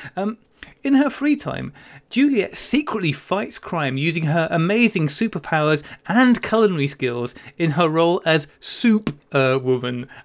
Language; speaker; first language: English; native; English